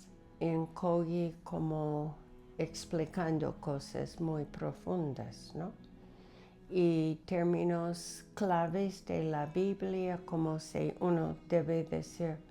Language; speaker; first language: Spanish; non-native, fluent; English